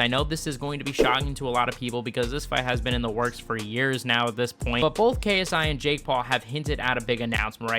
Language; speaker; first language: English; native; English